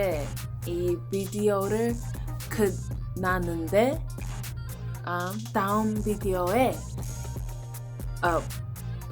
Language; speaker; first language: Korean; non-native, learner; English